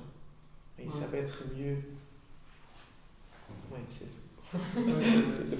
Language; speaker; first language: French; non-native, learner; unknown